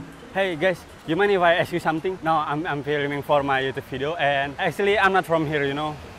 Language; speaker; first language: English; non-native, learner; Indonesian